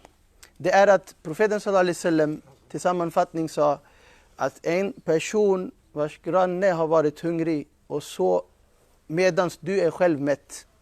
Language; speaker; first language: Swedish; non-native, fluent; Urdu